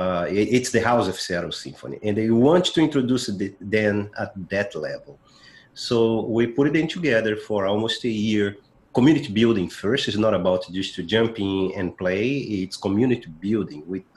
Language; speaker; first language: English; non-native, fluent; Portuguese